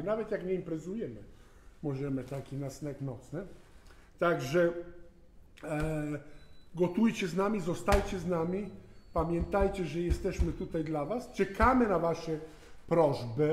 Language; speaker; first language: Polish; non-native, fluent; Italian